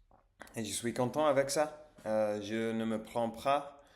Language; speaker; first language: French; non-native, learner; English